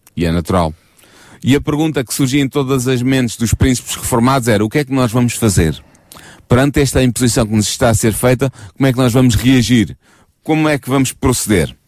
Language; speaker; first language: Portuguese; native; Portuguese